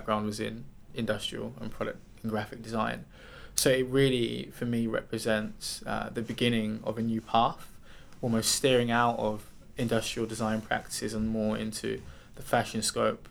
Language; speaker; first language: English; native; English